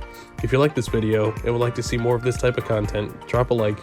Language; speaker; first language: English; native; English